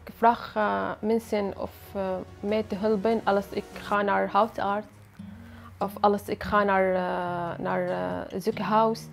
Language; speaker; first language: Dutch; non-native, learner; Arabic